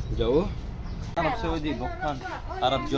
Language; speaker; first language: Indonesian; non-native, learner; Arabic